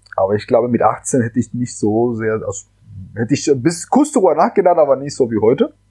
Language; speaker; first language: German; non-native, fluent; Spanish